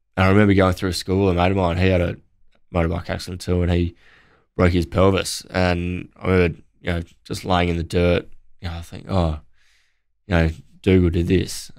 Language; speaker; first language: English; native; English